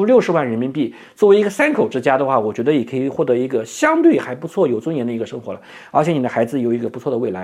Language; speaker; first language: Chinese; native; Chinese